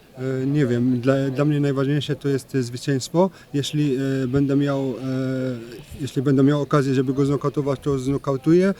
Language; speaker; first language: Polish; non-native, learner; French